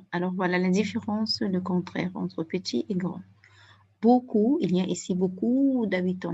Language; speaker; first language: French; non-native, fluent; Arabic